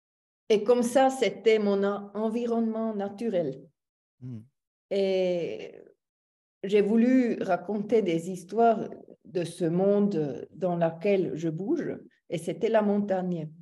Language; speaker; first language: French; non-native, local second language; German